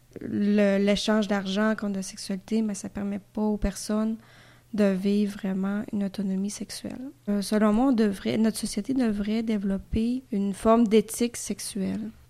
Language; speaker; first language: French; native; French